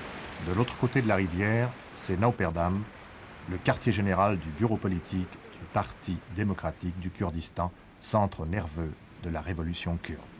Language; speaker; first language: French; native; French